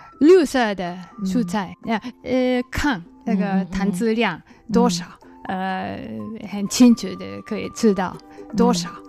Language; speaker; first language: Chinese; non-native, learner; Japanese